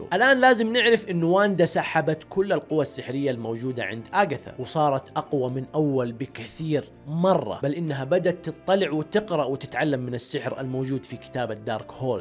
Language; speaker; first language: Arabic; native; Arabic